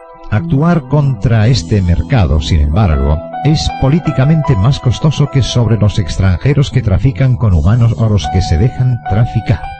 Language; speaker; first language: Spanish; native; Spanish